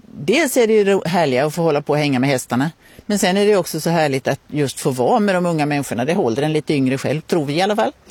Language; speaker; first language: Swedish; native; Swedish